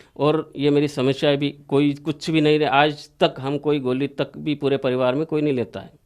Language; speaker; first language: Hindi; native; Hindi